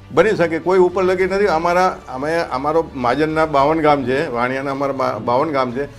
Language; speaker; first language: Gujarati; native; Gujarati